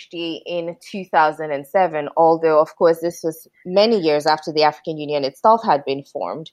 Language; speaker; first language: English; non-native, local second language; Yoruba